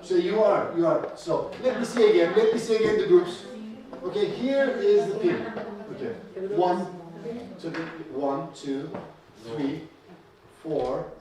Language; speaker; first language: English; non-native, fluent; Turkish